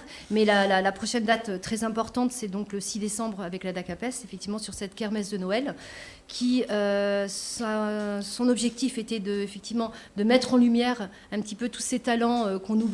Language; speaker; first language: French; native; French